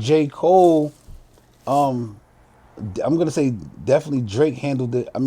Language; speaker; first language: English; native; English